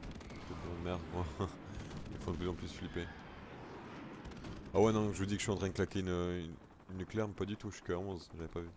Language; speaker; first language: French; native; French